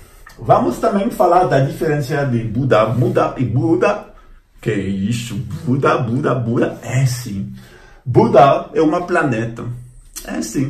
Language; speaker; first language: Portuguese; non-native, fluent; French